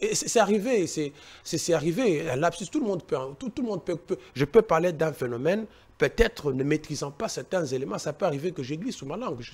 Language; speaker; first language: French; non-native, local second language; Luba-Lulua